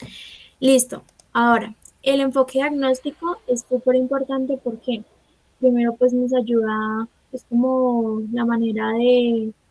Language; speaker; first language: Spanish; native; Spanish